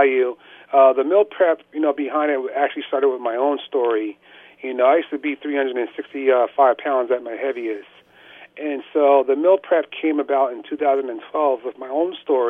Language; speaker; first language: English; native; English